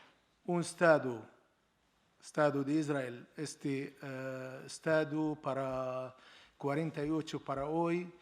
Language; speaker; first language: Spanish; non-native, learner; Arabic